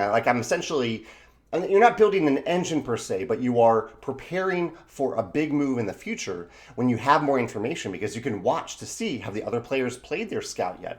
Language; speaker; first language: English; native; English